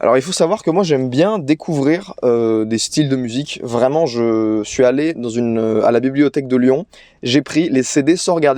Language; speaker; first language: French; native; French